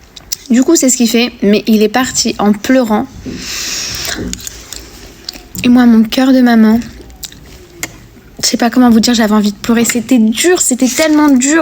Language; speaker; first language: French; native; French